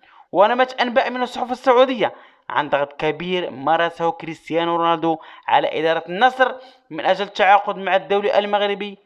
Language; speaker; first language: Arabic; native; Arabic